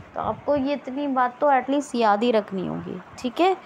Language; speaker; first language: Hindi; native; Hindi